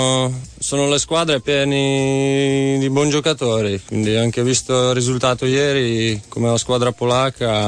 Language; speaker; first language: Italian; non-native, fluent; Czech